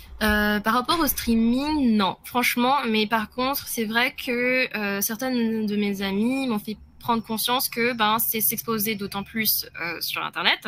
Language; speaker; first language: French; early bilingual, other home language; Vietnamese